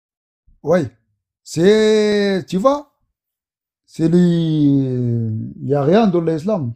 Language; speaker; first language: French; non-native, learner; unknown